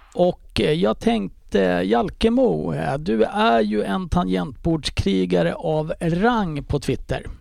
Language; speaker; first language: Swedish; native; Swedish